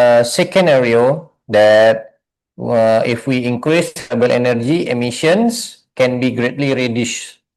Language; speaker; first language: English; non-native, learner; Indonesian